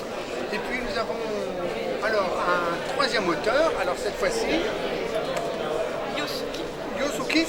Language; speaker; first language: French; native; French